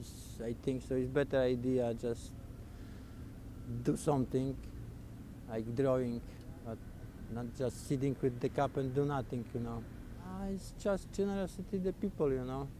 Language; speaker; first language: English; non-native, learner; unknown